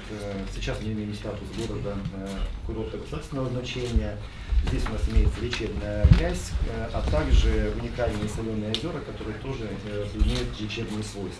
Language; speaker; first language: Russian; native; Russian